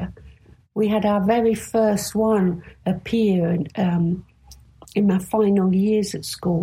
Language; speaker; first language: English; native; English